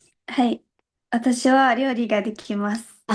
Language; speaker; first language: Japanese; non-native, learner; Indonesian